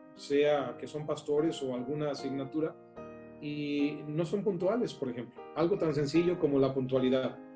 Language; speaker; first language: Spanish; native; Spanish